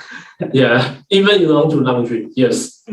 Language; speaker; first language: English; non-native, learner; Chinese